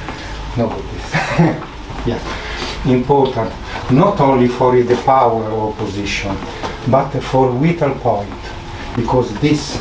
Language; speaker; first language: English; non-native, learner; Italian